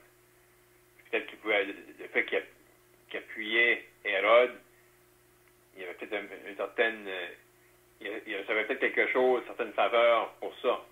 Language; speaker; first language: French; native; French